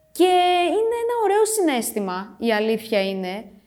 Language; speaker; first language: Greek; early bilingual, other home language; Romanian